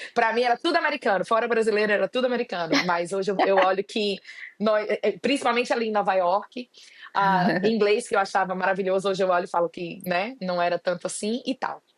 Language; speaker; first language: Portuguese; native; Portuguese